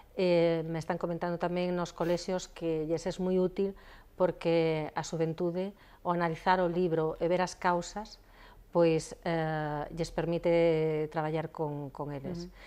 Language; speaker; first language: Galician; non-native, local second language; Spanish